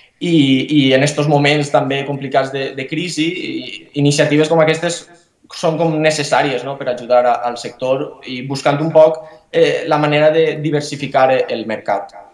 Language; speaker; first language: Catalan; native; Catalan